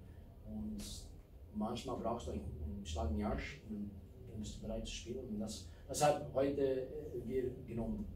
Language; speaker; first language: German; non-native, fluent; English